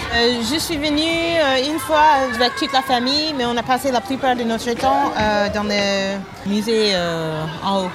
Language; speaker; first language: French; non-native, fluent; English